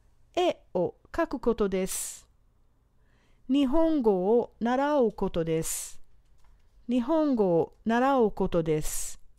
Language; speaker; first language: Japanese; non-native, fluent; English